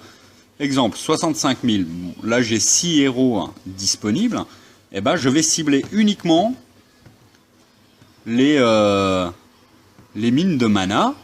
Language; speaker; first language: French; native; French